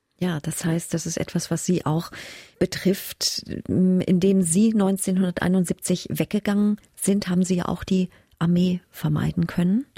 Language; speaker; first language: German; native; German